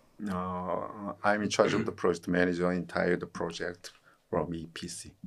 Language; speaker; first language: English; non-native, learner; Korean